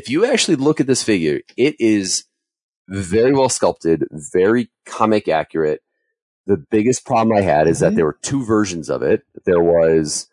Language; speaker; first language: English; native; English